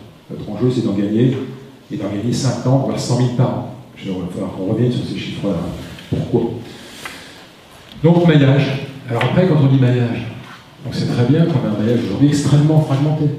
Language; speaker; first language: French; native; French